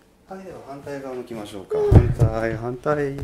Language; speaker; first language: Japanese; native; Japanese